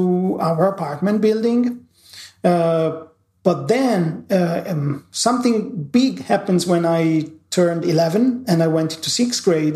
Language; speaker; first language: English; non-native, fluent; Italian